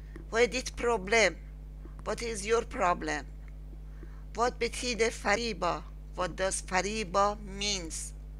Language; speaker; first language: English; non-native, learner; Persian